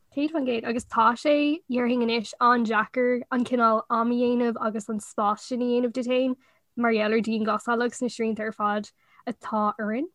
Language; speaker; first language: Irish; non-native, local second language; English